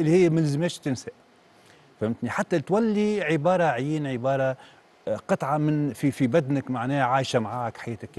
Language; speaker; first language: Arabic; native; Arabic